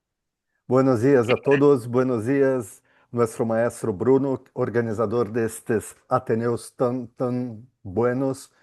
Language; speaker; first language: Spanish; non-native, fluent; Portuguese